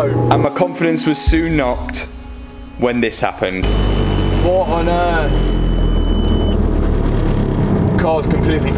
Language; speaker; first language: English; native; English